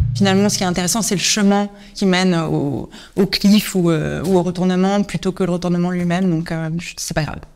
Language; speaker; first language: French; native; French